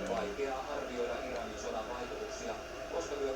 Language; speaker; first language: Finnish; native; Finnish